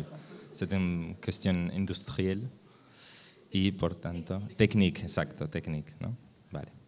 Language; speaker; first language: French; non-native, learner; Spanish